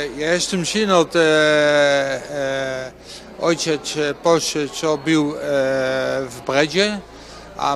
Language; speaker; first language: Polish; early bilingual, heritage; Dutch